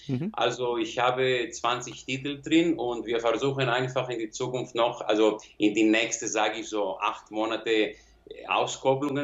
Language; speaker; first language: German; non-native, learner; Greek